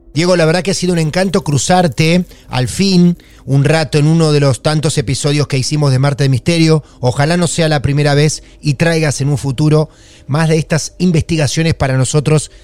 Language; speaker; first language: Spanish; native; Spanish